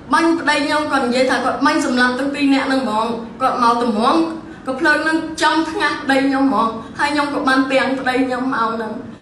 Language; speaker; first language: Khmer; non-native, local second language; Eastern Cham